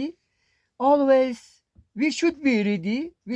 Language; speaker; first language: English; non-native, learner; Mongolian